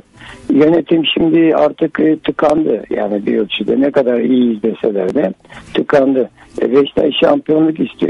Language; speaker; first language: Turkish; native; Turkish